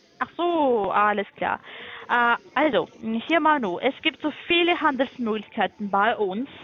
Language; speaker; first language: German; non-native, learner; Turkish